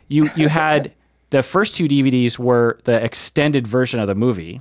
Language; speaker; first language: English; native; English